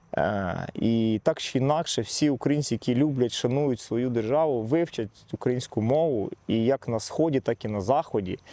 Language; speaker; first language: Ukrainian; non-native, local second language; Russian